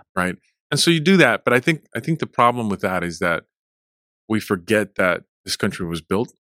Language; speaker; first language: English; early bilingual, other home language; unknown